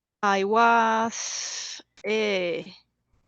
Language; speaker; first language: English; non-native, learner; Spanish